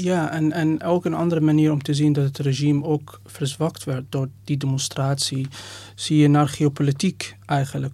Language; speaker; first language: Dutch; non-native, fluent; Persian